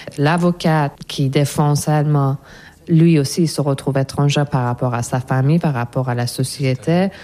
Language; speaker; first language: French; non-native, fluent; Persian